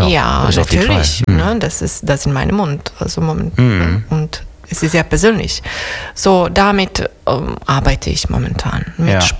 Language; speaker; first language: German; non-native, fluent; Serbian